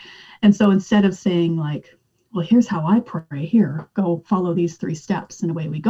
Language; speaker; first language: English; native; English